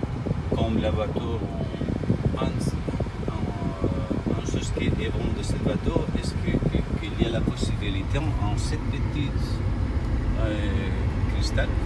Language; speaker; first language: French; non-native, learner; Spanish